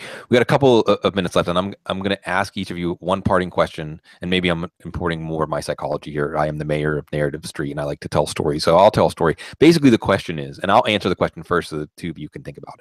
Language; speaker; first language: English; native; English